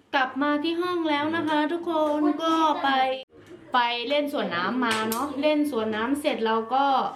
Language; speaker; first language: Thai; native; Thai